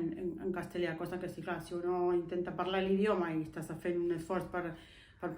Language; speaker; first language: Catalan; non-native, fluent; Spanish